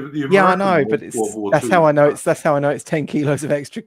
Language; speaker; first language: English; native; English